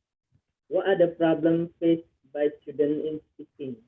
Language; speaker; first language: English; non-native, learner; Indonesian